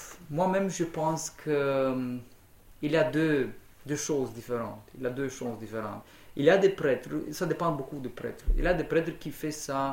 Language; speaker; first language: French; non-native, fluent; Romanian